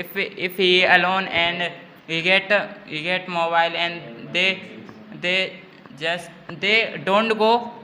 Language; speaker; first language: English; non-native, learner; Hindi